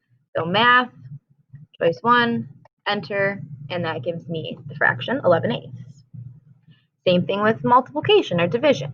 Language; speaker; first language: English; native; English